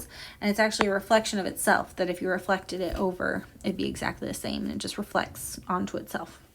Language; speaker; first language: English; native; English